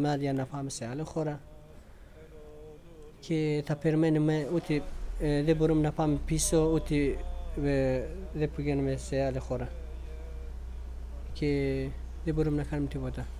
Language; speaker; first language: Greek; non-native, learner; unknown